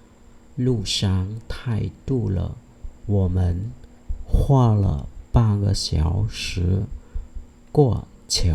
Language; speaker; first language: Chinese; non-native, fluent; Khmer